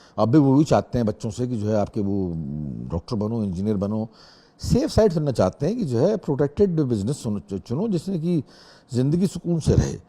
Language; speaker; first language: Hindi; native; Hindi